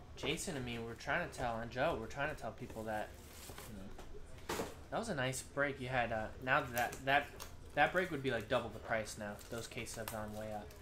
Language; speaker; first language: English; native; English